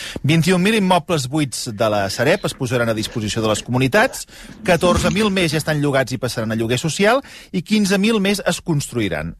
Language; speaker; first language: Catalan; native; Catalan